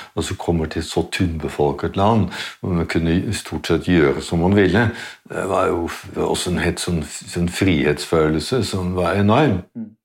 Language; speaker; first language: Norwegian; non-native, fluent; Dutch